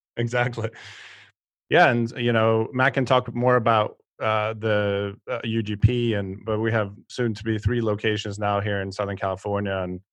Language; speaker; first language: English; non-native, fluent; Swedish